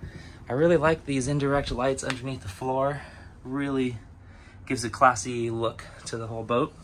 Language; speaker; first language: English; native; English